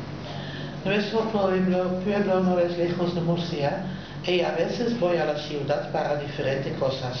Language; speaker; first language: Spanish; non-native, learner; Dutch